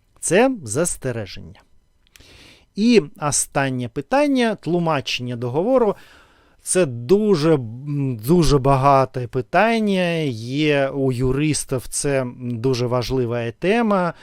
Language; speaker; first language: Ukrainian; non-native, learner; Russian